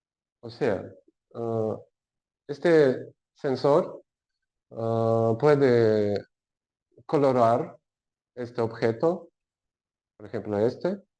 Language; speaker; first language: Spanish; non-native, learner; Russian